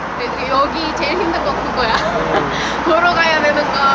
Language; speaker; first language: Korean; non-native, fluent; Indonesian